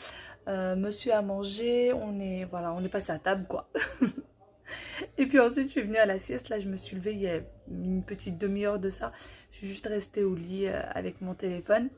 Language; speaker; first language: French; native; French